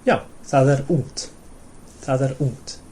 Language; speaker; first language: Icelandic; non-native, fluent; English